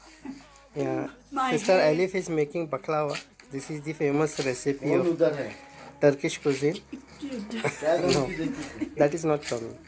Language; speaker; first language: English; non-native, local second language; Hindi